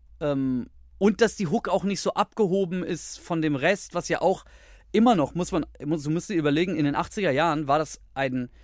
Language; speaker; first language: German; early bilingual, heritage; Greek